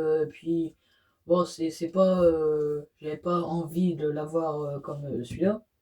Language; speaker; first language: French; native; French